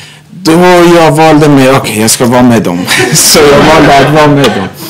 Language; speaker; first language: Swedish; non-native, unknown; Persian